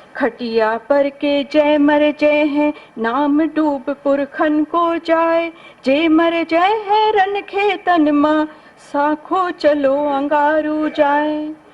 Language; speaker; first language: Hindi; native; Hindi